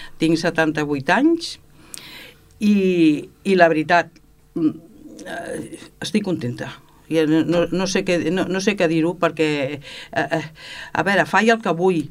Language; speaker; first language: Catalan; native; Catalan